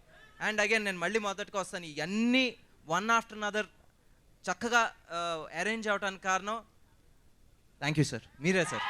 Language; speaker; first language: Telugu; native; Telugu